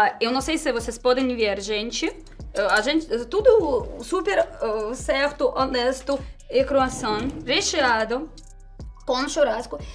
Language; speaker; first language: Portuguese; non-native, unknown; Russian